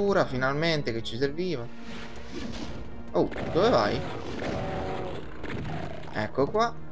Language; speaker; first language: Italian; native; Italian